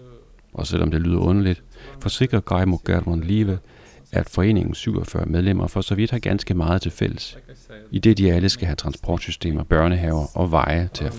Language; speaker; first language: Danish; native; Danish